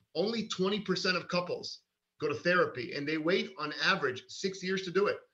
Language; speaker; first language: English; early bilingual, other home language; Hebrew